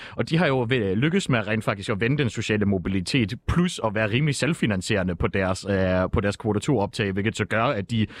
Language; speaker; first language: Danish; native; Danish